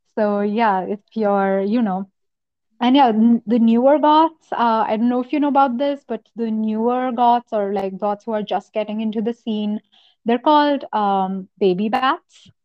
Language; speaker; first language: English; non-native, local second language; Hindi